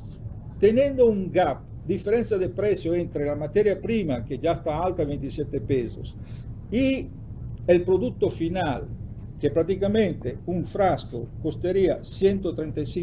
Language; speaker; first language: Spanish; non-native, fluent; Italian